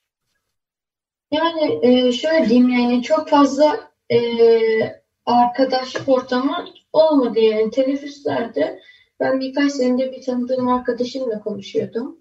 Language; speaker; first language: Turkish; early bilingual, other home language; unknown